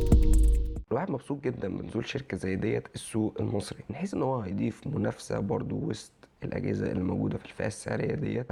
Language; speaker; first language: Arabic; native; Arabic